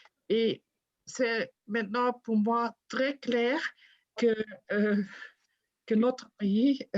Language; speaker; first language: French; non-native, fluent; Dutch